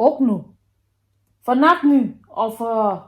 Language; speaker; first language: Dutch; non-native, learner; Thai